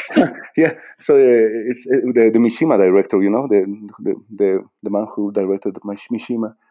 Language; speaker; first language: English; non-native, fluent; Spanish